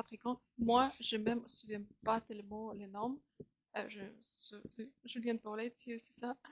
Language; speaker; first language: French; non-native, fluent; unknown